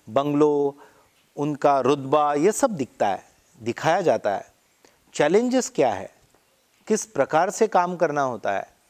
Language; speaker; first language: Hindi; non-native, local second language; Marathi